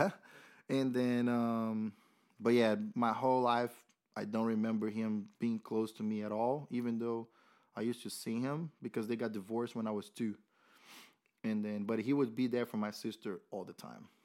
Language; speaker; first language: English; non-native, fluent; Portuguese